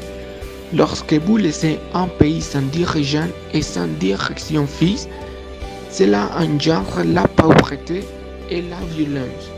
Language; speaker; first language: French; non-native, learner; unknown